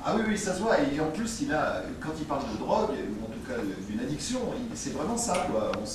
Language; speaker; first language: French; native; French